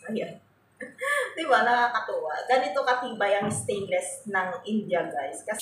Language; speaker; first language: Filipino; native; Filipino